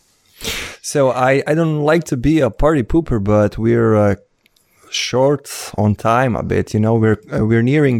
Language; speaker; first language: English; non-native, fluent; Croatian